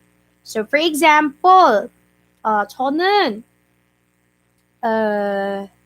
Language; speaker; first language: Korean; non-native, learner; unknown